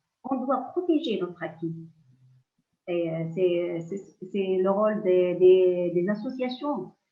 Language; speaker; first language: French; non-native, local second language; Arabic